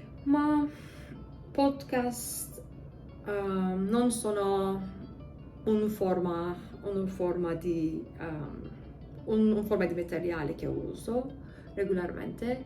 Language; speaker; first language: Italian; non-native, learner; English